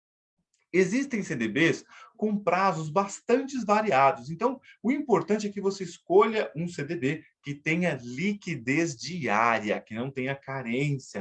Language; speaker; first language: Portuguese; native; Portuguese